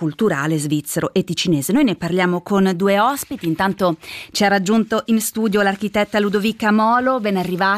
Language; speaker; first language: Italian; native; Italian